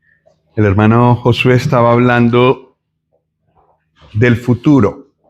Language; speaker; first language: Spanish; native; Spanish